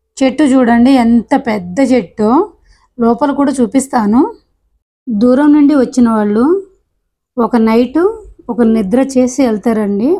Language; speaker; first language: Telugu; non-native, local second language; Lambadi